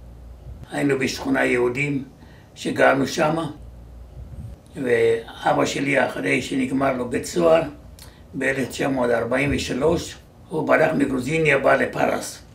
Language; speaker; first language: Hebrew; non-native, fluent; Georgian